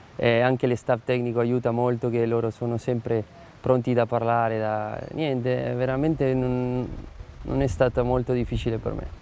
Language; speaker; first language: Italian; non-native, fluent; Spanish